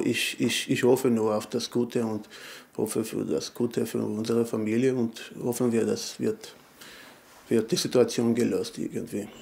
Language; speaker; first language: German; non-native, learner; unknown